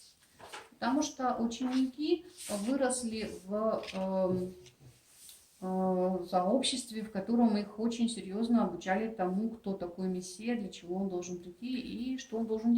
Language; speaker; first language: Russian; native; Russian